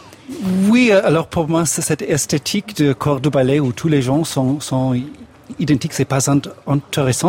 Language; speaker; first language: French; non-native, fluent; English